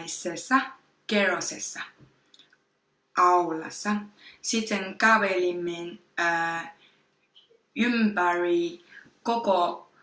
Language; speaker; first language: Finnish; non-native, learner; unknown